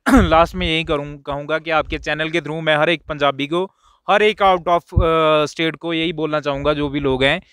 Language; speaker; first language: Hindi; native; Hindi